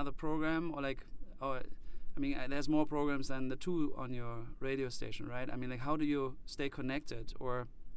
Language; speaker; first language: English; non-native, fluent; German